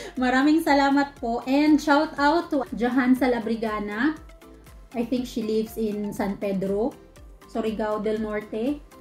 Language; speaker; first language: Filipino; non-native, local second language; Cebuano